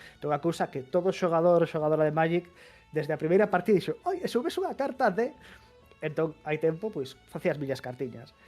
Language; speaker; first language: Galician; non-native, local second language; Spanish